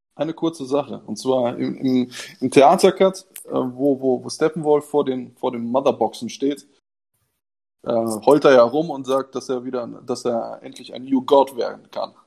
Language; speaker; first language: German; native; German